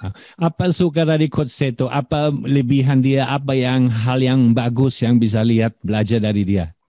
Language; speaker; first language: Indonesian; non-native, fluent; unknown